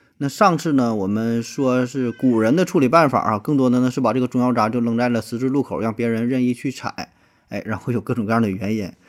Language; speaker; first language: Chinese; native; Chinese